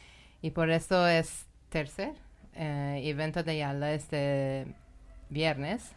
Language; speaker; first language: Spanish; non-native, learner; Persian